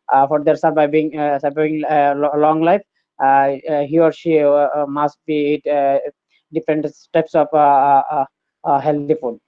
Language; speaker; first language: English; non-native, learner; Bangla